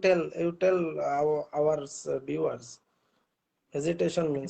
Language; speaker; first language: English; non-native, learner; Bangla